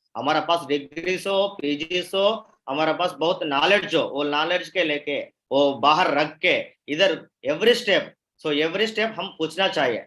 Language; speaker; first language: Hindi; non-native, local second language; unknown